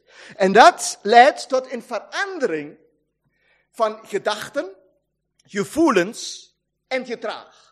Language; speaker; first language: Dutch; non-native, fluent; German